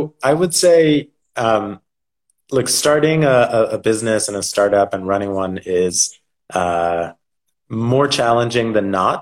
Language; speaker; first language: English; native; English